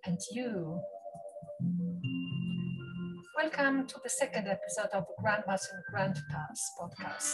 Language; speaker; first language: English; non-native, fluent; Polish